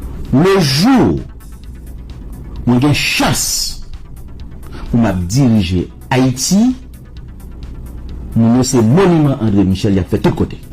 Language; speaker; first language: French; non-native, local second language; Haitian Creole